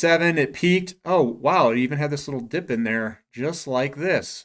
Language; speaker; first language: English; native; English